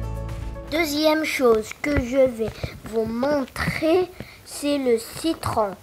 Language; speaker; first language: French; non-native, local second language; Arabic